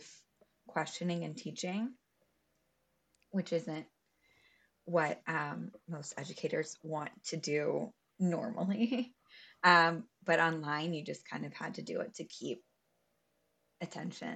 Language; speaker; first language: English; native; English